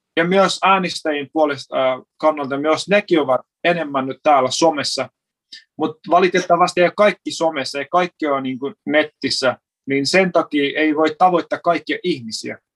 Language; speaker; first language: Finnish; non-native, fluent; Persian